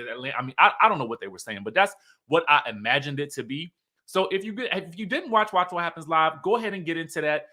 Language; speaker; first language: English; native; English